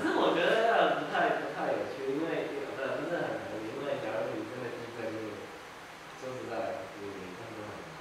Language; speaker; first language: Chinese; native; Chinese